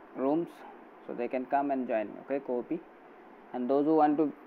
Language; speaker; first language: English; non-native, local second language; Bangla